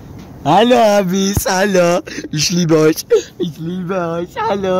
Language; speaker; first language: German; early bilingual, other home language; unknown